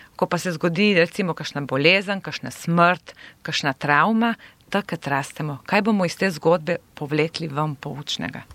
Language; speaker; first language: Slovenian; non-native, local second language; Serbian